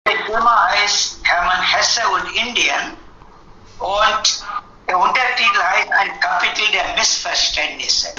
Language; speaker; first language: German; non-native, fluent; Tamil